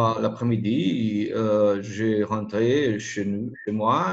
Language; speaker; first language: French; non-native, learner; Portuguese